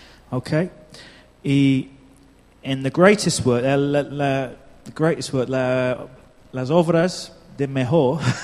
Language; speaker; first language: Spanish; non-native, learner; English